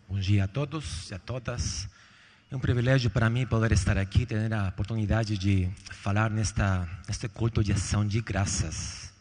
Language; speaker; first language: Portuguese; non-native, fluent; Spanish